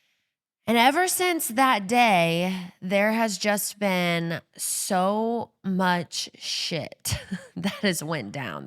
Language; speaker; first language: English; native; English